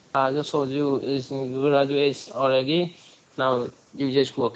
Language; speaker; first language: English; non-native, learner; Vietnamese